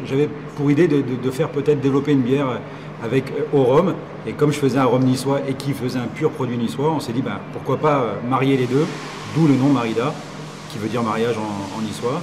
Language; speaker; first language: French; native; French